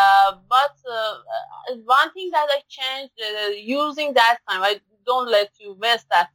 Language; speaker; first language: English; non-native, learner; Persian